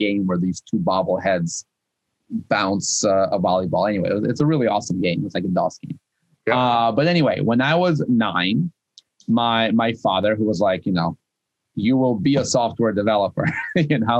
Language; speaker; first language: English; non-native, fluent; Russian